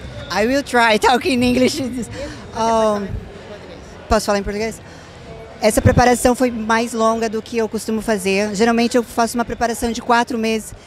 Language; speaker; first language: Portuguese; native; Portuguese